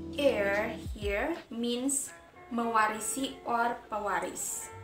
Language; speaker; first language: English; non-native, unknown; Indonesian